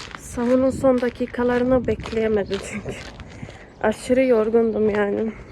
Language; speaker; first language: Turkish; early bilingual, heritage; Turkish